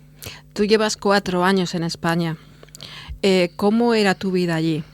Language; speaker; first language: Spanish; native; Spanish